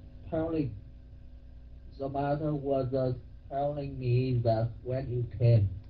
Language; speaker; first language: English; non-native, learner; Vietnamese